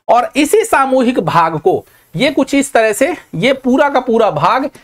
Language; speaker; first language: Hindi; native; Hindi